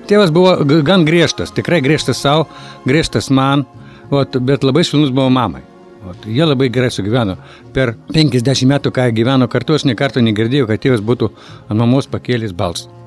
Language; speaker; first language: Lithuanian; non-native, local second language; Russian